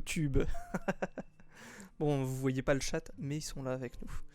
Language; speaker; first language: French; native; French